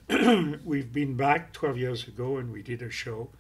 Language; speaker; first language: English; non-native, fluent; French